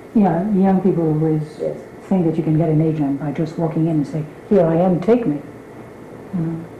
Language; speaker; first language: English; non-native, fluent; French